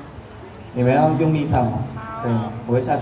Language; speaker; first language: Chinese; native; Chinese